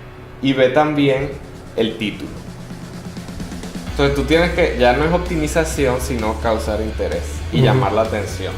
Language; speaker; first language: Spanish; native; Spanish